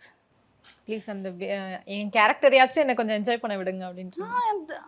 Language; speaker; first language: Tamil; native; Tamil